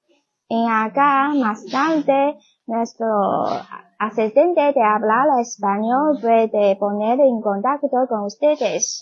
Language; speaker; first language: Spanish; non-native, learner; Chinese